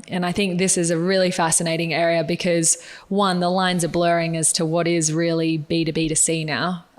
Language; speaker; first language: English; native; English